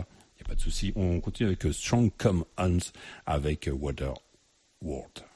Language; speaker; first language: French; native; French